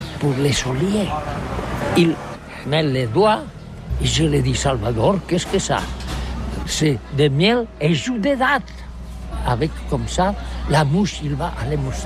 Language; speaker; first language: French; non-native, learner; Catalan